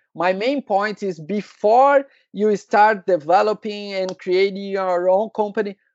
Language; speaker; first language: English; non-native, learner; Portuguese